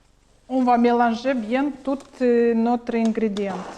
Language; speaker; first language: French; non-native, learner; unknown